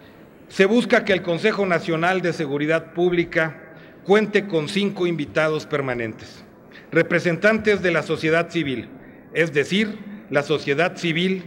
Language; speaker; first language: Spanish; native; Spanish